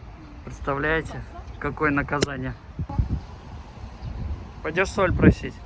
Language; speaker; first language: Russian; native; Russian